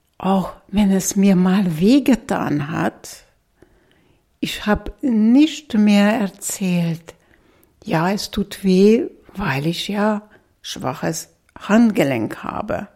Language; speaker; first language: German; non-native, fluent; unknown